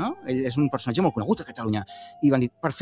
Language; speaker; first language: Catalan; native; Catalan